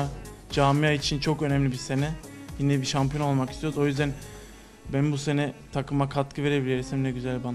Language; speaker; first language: Turkish; early bilingual, other home language; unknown